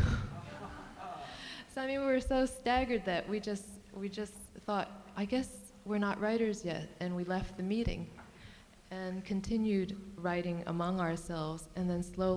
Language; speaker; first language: English; early bilingual, other home language; Cantonese